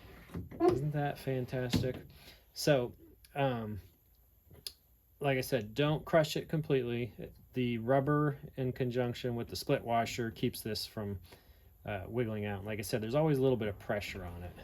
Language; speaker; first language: English; native; English